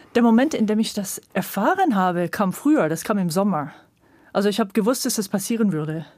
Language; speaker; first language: German; non-native, fluent; English